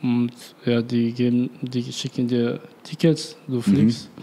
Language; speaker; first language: German; non-native, learner; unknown